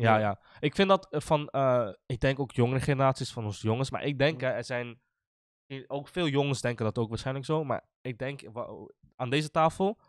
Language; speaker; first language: Dutch; early bilingual, other home language; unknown